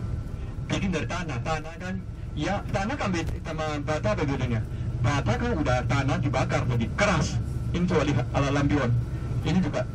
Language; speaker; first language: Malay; non-native, fluent; Chinese